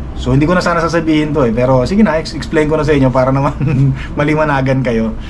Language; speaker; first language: Filipino; native; Filipino